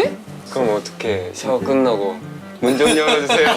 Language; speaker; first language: Korean; non-native, fluent; Japanese